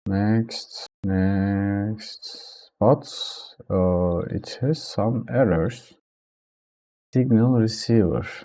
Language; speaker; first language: English; non-native, fluent; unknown